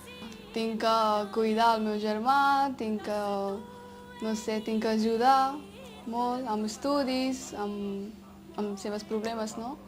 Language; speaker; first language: Catalan; non-native, fluent; Punjabi